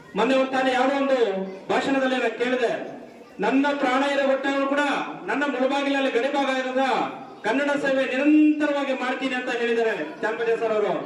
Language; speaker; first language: Kannada; non-native, local second language; Urdu